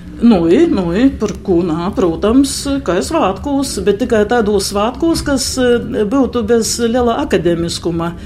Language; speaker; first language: Latvian; native; Latvian